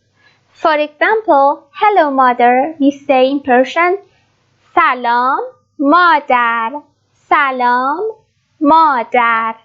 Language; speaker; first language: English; non-native, learner; Persian